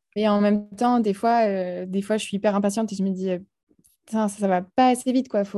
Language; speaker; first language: French; native; French